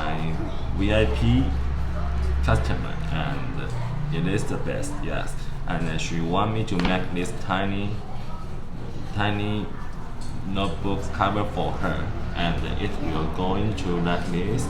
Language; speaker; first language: English; non-native, learner; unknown